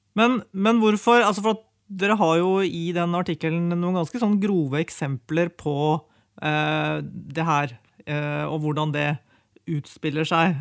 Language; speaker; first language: Norwegian; native; Norwegian